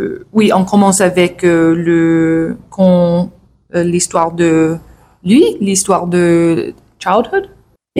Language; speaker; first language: French; non-native, learner; English